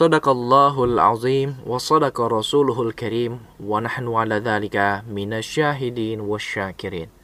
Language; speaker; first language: Arabic; non-native, fluent; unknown